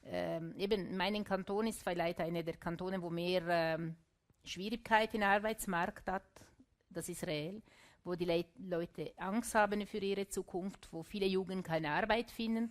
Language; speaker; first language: German; non-native, local second language; Italian